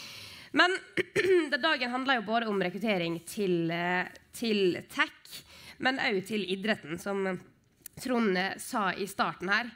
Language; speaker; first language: Norwegian; native; Norwegian